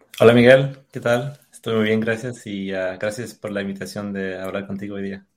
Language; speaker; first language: Spanish; early bilingual, heritage; English